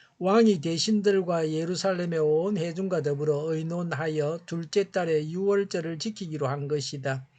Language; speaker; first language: Korean; native; Korean